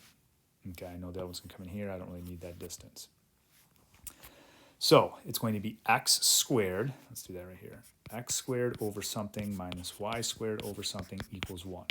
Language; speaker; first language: English; native; English